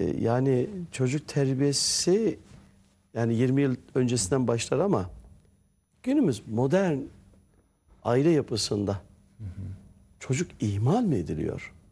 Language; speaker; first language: Turkish; native; Turkish